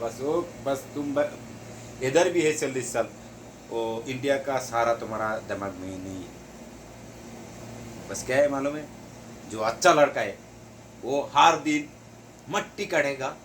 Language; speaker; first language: Hindi; non-native, learner; Bangla